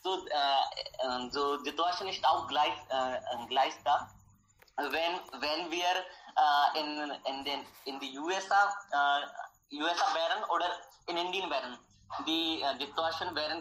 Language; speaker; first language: German; non-native, learner; Hindi